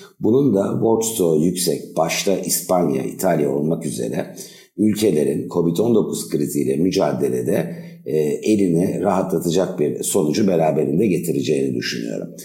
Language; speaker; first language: Turkish; native; Turkish